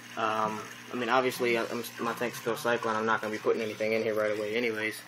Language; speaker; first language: English; native; English